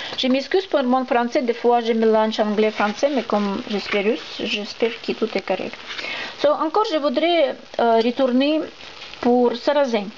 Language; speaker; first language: French; non-native, learner; Russian